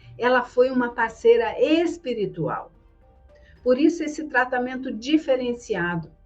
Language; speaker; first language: Portuguese; native; Portuguese